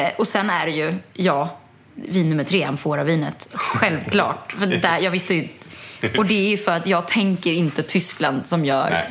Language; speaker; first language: Swedish; early bilingual, other home language; German